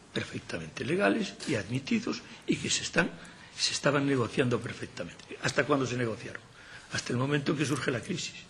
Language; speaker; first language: Spanish; native; Spanish